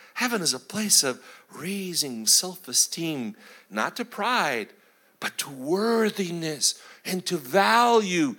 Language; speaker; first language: English; native; English